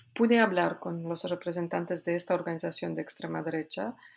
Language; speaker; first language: Spanish; non-native, fluent; Polish